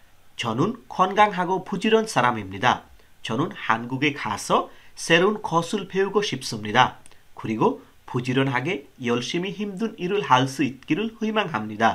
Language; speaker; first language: Korean; non-native, learner; Bangla